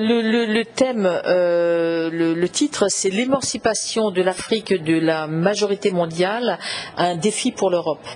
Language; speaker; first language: French; native; French